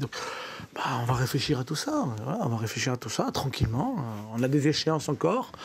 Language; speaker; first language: French; native; French